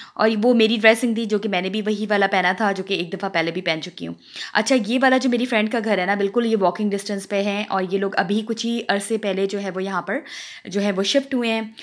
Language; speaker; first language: Urdu; non-native, local second language; Punjabi